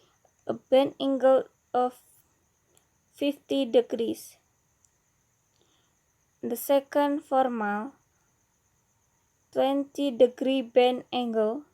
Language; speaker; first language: English; non-native, learner; Indonesian